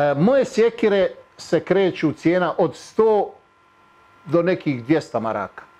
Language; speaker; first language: Bosnian; native; Bosnian